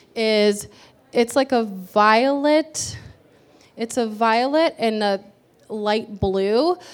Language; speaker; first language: English; early bilingual, other home language; Spanish